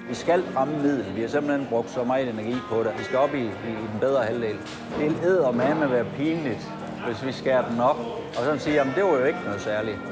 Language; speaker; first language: Danish; native; Danish